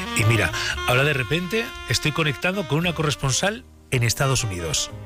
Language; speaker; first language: Spanish; native; Spanish